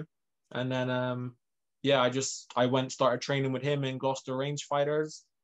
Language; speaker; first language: English; native; English